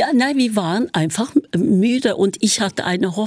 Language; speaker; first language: German; non-native, fluent; Norwegian